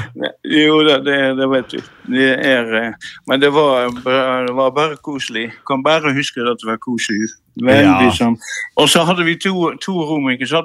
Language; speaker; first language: Norwegian; non-native, fluent; Dutch